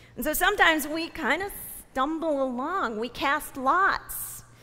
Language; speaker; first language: English; native; English